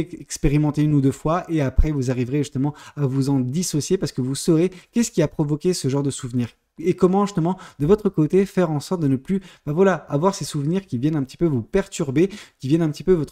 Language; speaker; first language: French; native; French